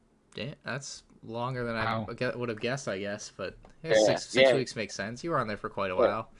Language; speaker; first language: English; native; English